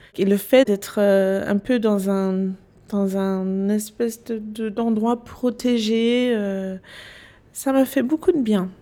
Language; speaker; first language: French; non-native, fluent; Danish